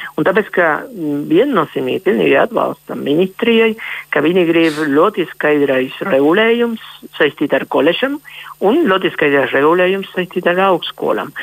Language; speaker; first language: Latvian; non-native, fluent; Spanish